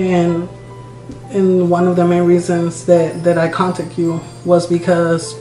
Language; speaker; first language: English; non-native, fluent; Spanish